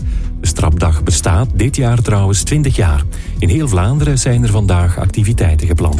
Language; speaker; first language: Dutch; native; Dutch